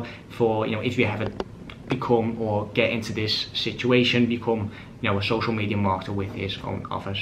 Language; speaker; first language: English; native; English